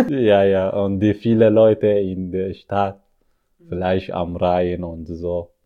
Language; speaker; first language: German; non-native, learner; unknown